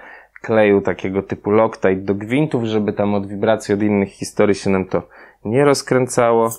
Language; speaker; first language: Polish; native; Polish